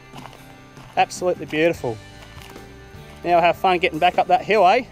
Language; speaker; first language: English; native; English